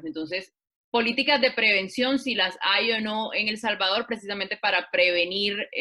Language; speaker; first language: Spanish; native; Spanish